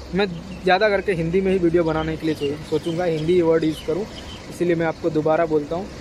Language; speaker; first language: Hindi; non-native, local second language; Gujarati